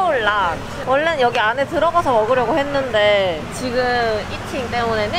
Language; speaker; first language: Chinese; non-native, fluent; Korean